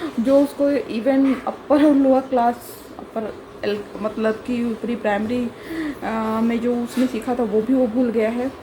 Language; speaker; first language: Hindi; native; Hindi